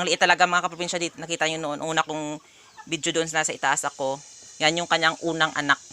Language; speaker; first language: Filipino; native; Filipino